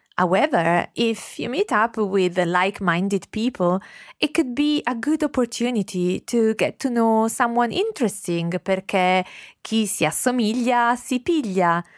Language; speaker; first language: English; non-native, fluent; Italian